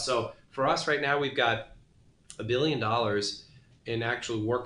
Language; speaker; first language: English; native; English